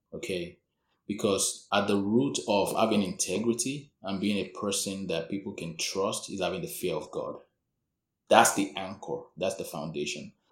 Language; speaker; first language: English; non-native, local second language; Yoruba